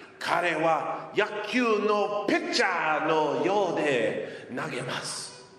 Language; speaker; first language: Japanese; non-native, learner; English